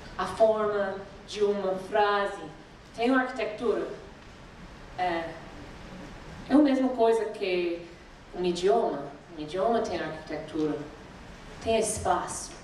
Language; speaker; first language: Portuguese; non-native, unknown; English